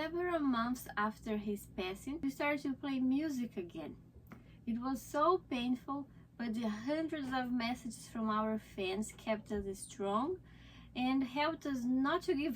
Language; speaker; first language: English; non-native, fluent; Portuguese